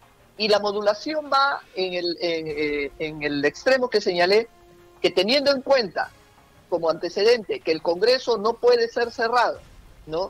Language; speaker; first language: Spanish; native; Spanish